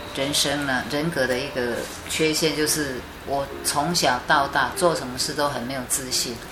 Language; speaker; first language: Chinese; native; Chinese